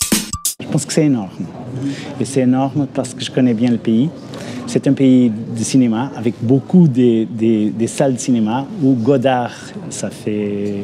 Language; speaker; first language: French; non-native, fluent; Portuguese